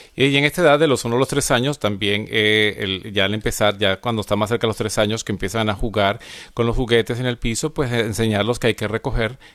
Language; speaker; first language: Spanish; native; Spanish